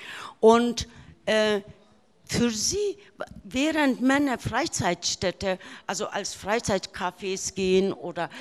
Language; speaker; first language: German; early bilingual, other home language; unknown